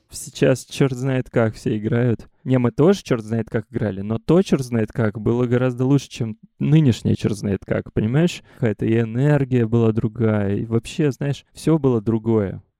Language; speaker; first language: Russian; native; Russian